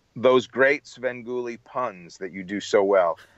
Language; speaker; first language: English; native; English